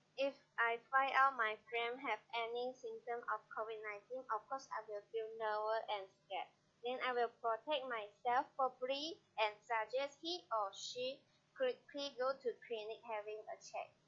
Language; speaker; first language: English; non-native, learner; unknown